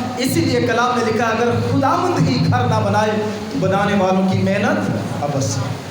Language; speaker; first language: Urdu; non-native, local second language; Punjabi